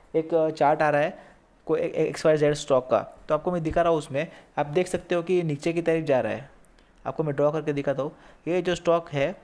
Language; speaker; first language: Hindi; native; Hindi